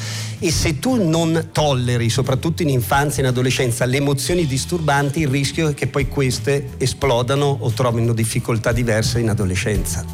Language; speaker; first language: Italian; native; Italian